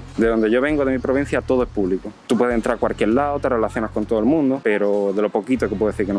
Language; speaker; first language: Spanish; native; Spanish